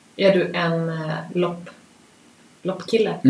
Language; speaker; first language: Swedish; native; Swedish